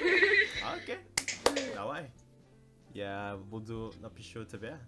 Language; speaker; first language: Russian; non-native, learner; Indonesian